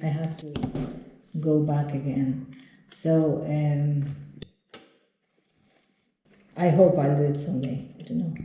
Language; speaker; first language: English; non-native, fluent; Spanish